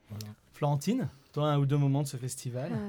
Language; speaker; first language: French; native; French